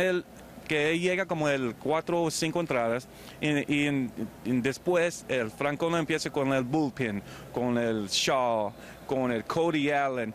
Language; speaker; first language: Spanish; early bilingual, heritage; Spanish